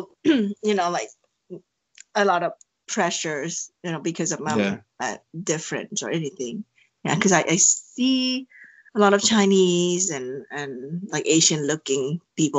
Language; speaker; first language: English; non-native, fluent; Thai